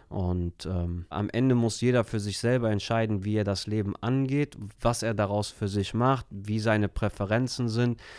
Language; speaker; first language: German; early bilingual, other home language; Turkish